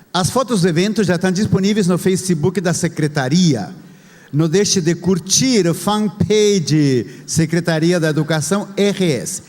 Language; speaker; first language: Portuguese; non-native, fluent; Spanish